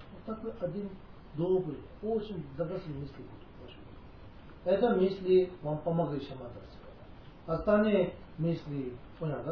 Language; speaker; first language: Russian; non-native, learner; Tibetan